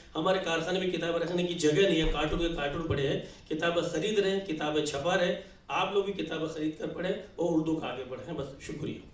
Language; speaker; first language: Urdu; native; Urdu